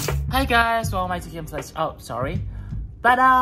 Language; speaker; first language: English; non-native, fluent; Vietnamese